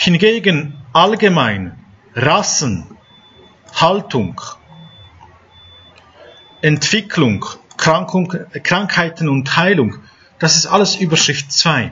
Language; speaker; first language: German; non-native, fluent; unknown